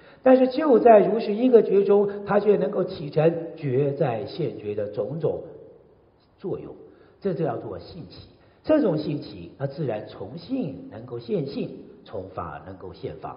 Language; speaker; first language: Chinese; native; Chinese